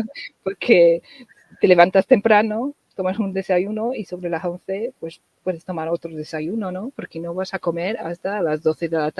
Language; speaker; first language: Spanish; non-native, fluent; English